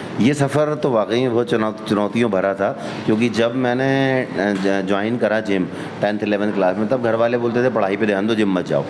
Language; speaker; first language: Hindi; native; Hindi